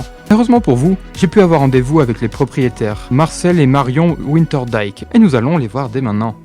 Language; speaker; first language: French; native; French